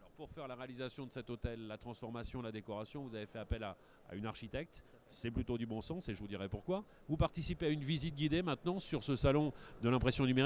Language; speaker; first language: French; native; French